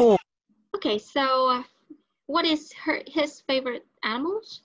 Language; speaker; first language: English; non-native, learner; Vietnamese